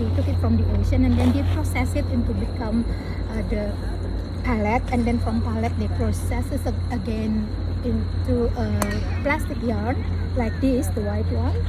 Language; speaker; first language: English; non-native, fluent; Indonesian